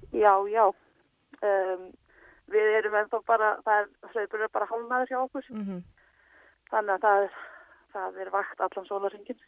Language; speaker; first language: Icelandic; native; Icelandic